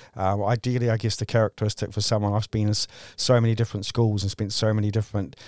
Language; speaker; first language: English; native; English